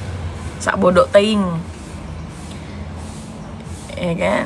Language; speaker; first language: Indonesian; native; Indonesian